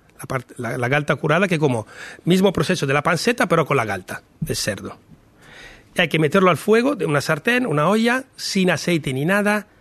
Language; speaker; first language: Spanish; non-native, fluent; Italian